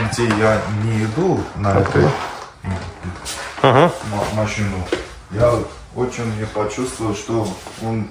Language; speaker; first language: Russian; non-native, learner; Armenian